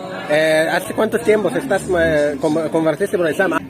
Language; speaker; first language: Spanish; non-native, learner; Arabic